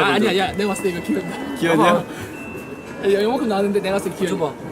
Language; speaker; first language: Korean; native; Korean